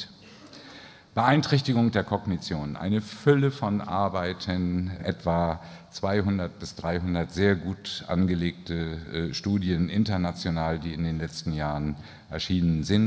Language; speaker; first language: German; native; German